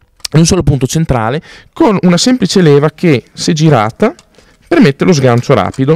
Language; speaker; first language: Italian; native; Italian